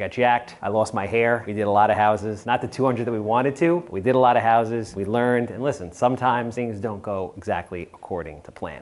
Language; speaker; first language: English; native; English